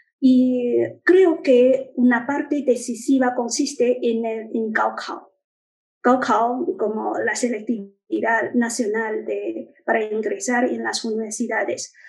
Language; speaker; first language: Spanish; non-native, fluent; Chinese